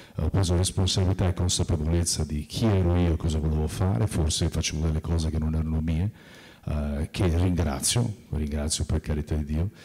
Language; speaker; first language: Italian; early bilingual, heritage; Italian